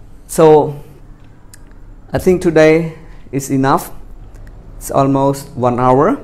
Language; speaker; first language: English; non-native, fluent; Khmer